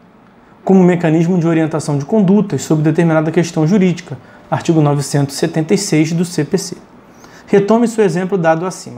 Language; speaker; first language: Portuguese; native; Portuguese